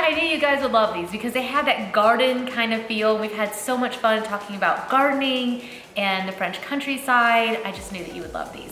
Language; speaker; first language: English; native; English